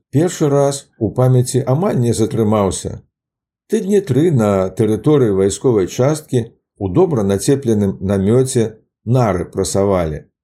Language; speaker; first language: Belarusian; native; Belarusian